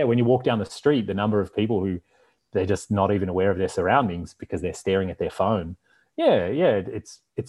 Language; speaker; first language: English; native; English